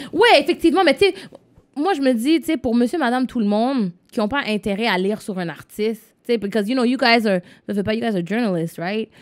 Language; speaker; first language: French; non-native, local second language; English